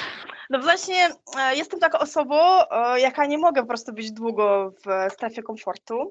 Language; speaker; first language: Polish; non-native, fluent; Ukrainian